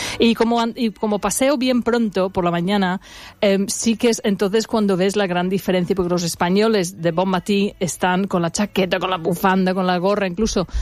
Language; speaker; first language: Spanish; non-native, fluent; English